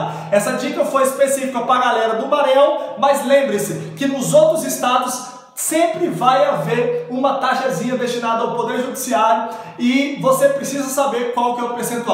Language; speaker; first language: Portuguese; native; Portuguese